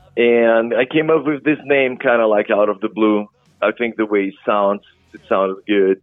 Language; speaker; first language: English; non-native, fluent; Portuguese